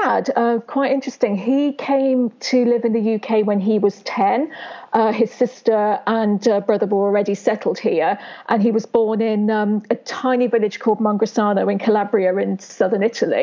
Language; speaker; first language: English; native; English